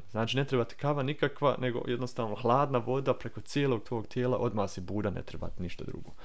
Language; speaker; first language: Croatian; early bilingual, heritage; Croatian